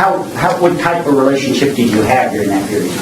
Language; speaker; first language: English; native; English